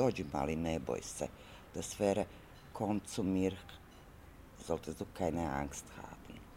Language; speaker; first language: German; non-native, learner; Croatian